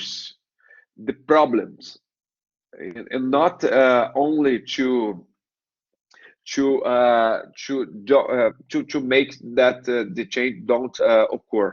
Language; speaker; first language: English; non-native, learner; Portuguese